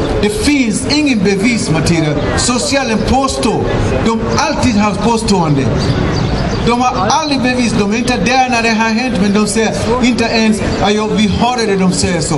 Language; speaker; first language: Swedish; non-native, fluent; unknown